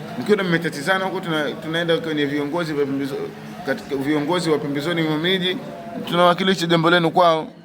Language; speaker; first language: Swahili; native; Swahili